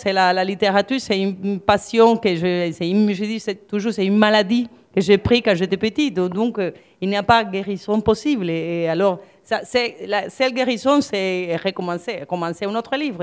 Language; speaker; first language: French; non-native, fluent; Spanish